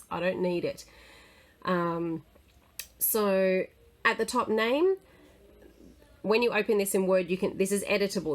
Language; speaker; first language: English; native; English